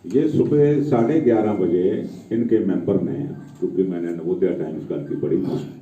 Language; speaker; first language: Hindi; non-native, local second language; Punjabi